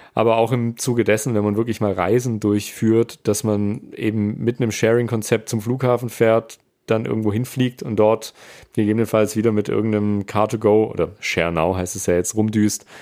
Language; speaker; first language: German; native; German